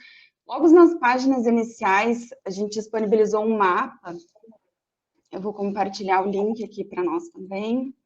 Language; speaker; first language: Portuguese; native; Portuguese